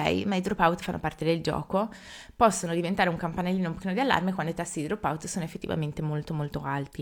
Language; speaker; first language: Italian; native; Italian